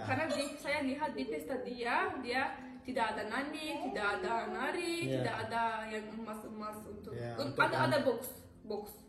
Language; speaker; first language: Indonesian; non-native, learner; Turkish